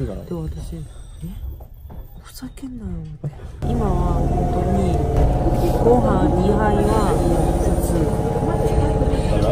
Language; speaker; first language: Japanese; non-native, fluent; Korean